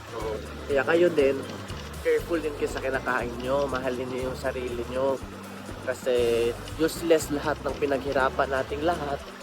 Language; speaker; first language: Filipino; non-native, local second language; Cebuano